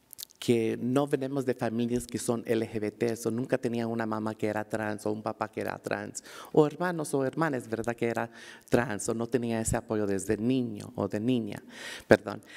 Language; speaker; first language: Spanish; early bilingual, heritage; Spanish